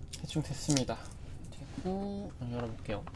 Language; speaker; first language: Korean; native; Korean